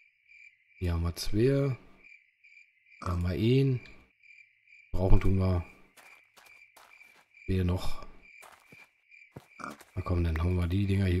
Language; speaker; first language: German; native; German